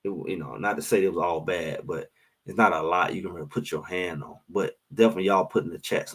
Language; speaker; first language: English; native; English